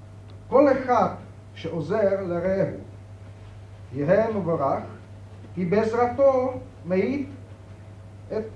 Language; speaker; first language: Hebrew; non-native, fluent; Czech